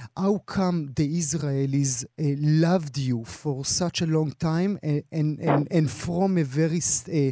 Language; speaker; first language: English; non-native, fluent; Hebrew